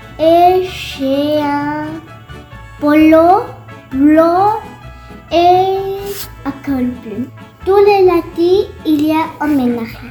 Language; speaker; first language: French; non-native, learner; Spanish